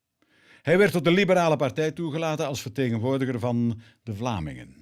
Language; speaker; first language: Dutch; native; Dutch